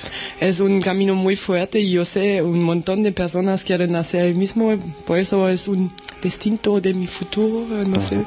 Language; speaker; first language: Spanish; non-native, learner; German